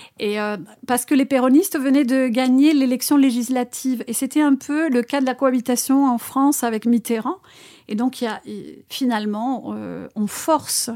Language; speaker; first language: French; non-native, fluent; Spanish